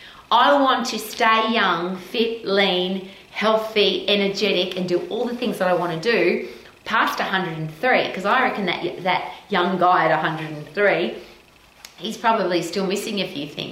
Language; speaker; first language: English; native; English